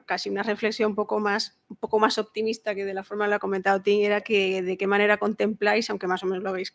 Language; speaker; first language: Spanish; native; Spanish